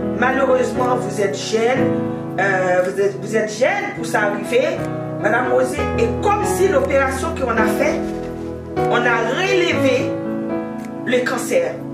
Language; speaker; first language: French; non-native, local second language; Haitian Creole